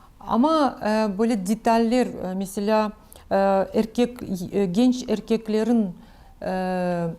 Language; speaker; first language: Turkish; non-native, learner; Crimean Tatar